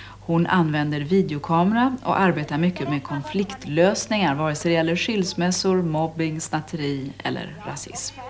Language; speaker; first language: Swedish; native; Swedish